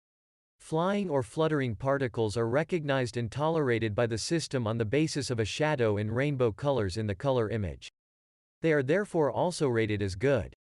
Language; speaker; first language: English; non-native, fluent; German